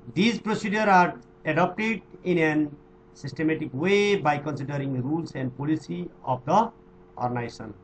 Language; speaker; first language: English; non-native, local second language; Nepali